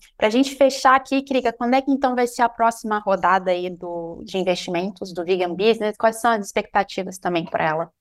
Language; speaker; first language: Portuguese; native; Portuguese